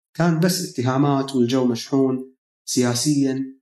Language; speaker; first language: Arabic; native; Arabic